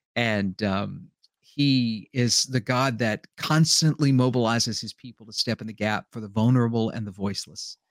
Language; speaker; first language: English; native; English